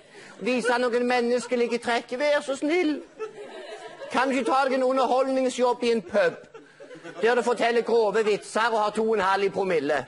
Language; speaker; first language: Norwegian; native; Norwegian